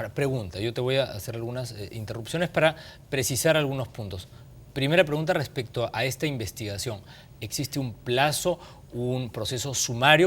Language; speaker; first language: Spanish; native; Spanish